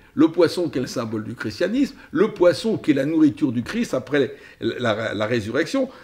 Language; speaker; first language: French; native; French